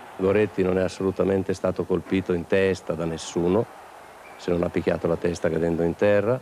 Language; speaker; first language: Italian; native; Italian